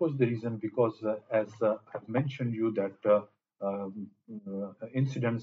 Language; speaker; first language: English; non-native, local second language; Pashto